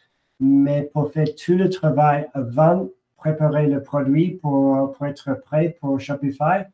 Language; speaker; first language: French; non-native, learner; English